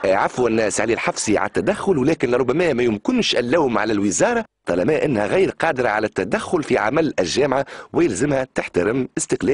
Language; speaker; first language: Arabic; native; Arabic